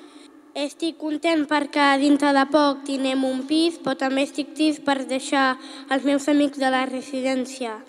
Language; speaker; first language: Catalan; early bilingual, other home language; Spanish